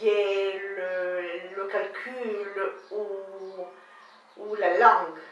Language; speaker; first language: French; non-native, learner; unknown